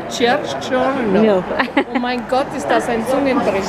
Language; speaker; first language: German; non-native, learner; Polish